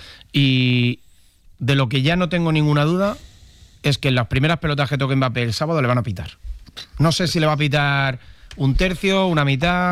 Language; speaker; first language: Spanish; native; Spanish